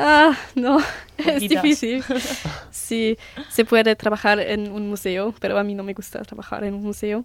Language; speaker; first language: Spanish; non-native, learner; German